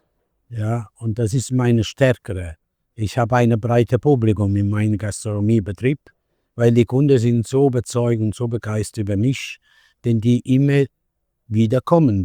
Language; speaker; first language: German; non-native, fluent; Italian